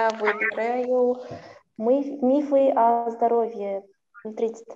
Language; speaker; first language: Russian; non-native, local second language; Kazakh